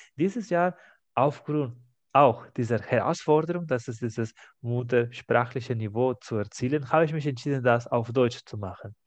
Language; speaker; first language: German; non-native, fluent; Spanish